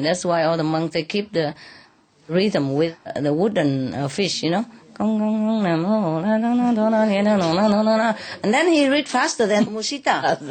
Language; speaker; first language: English; non-native, fluent; Vietnamese